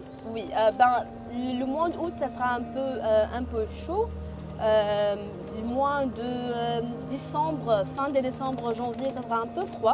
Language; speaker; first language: French; non-native, learner; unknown